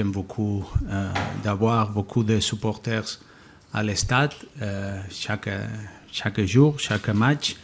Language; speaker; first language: French; non-native, learner; Spanish